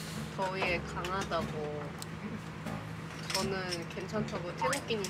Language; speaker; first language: Korean; non-native, fluent; Thai